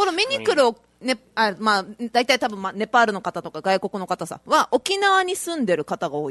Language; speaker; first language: Japanese; native; Japanese